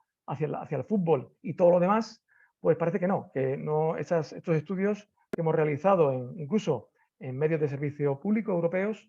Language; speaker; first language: Spanish; native; Spanish